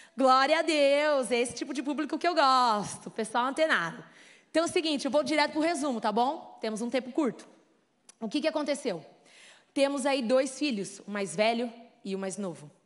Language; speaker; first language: Portuguese; native; Portuguese